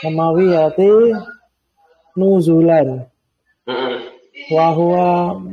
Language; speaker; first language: Arabic; non-native, learner; Indonesian